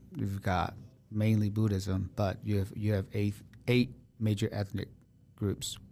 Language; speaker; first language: English; early bilingual, other home language; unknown